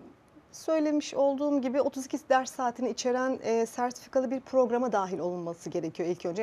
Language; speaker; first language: Turkish; native; Turkish